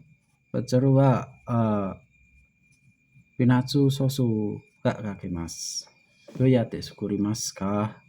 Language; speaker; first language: Japanese; non-native, learner; Indonesian